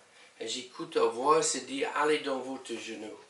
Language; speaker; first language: French; non-native, learner; English